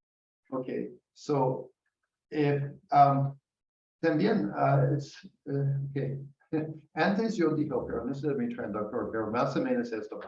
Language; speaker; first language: Spanish; non-native, learner; English